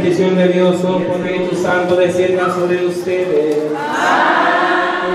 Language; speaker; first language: Spanish; native; Spanish